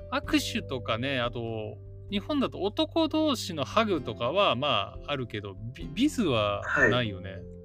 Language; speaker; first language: Japanese; native; Japanese